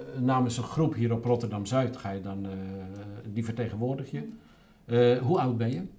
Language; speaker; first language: Dutch; native; Dutch